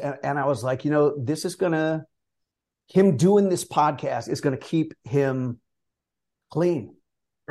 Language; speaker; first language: English; native; English